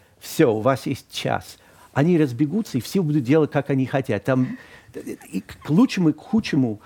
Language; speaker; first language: Russian; non-native, fluent; English